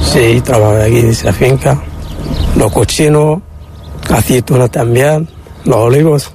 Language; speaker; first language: Spanish; non-native, learner; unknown